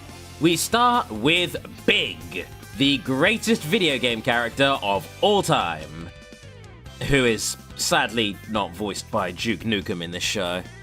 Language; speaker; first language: English; native; English